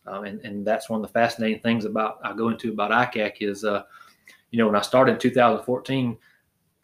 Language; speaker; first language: English; native; English